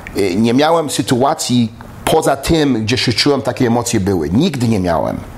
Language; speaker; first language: Polish; early bilingual, heritage; Polish